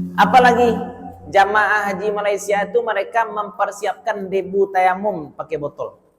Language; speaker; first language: Malay; non-native, local second language; Minangkabau